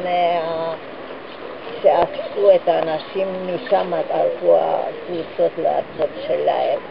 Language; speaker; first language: Hebrew; non-native, fluent; Hungarian